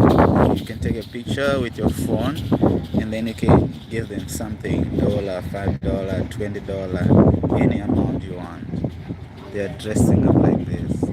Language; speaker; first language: English; non-native, local second language; Shona